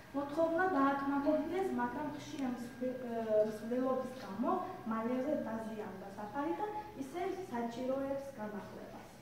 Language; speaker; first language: Georgian; non-native, local second language; Azerbaijani